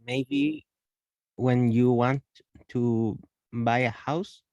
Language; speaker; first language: English; non-native, learner; Spanish